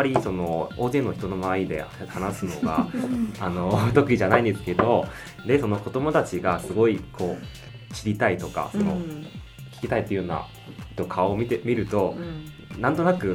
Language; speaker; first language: Japanese; non-native, fluent; Chinese